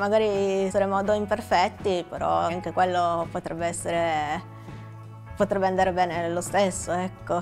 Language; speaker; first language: Italian; native; Italian